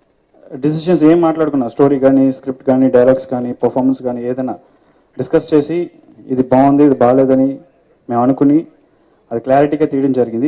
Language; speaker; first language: Telugu; native; Telugu